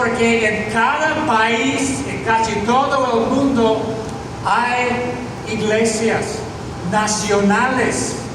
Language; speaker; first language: Spanish; non-native, fluent; English